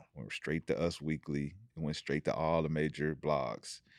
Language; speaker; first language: English; native; English